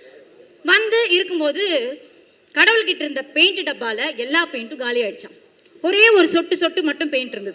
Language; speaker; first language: Tamil; native; Tamil